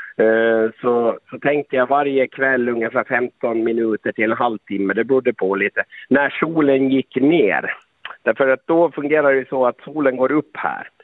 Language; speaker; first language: Swedish; native; Swedish